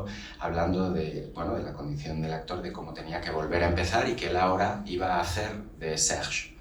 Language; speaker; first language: Spanish; native; Spanish